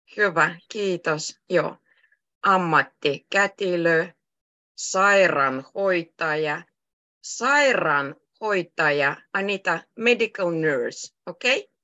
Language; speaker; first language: Finnish; native; Finnish